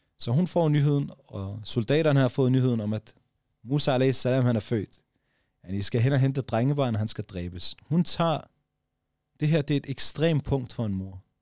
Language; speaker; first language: Danish; early bilingual, other home language; Arabic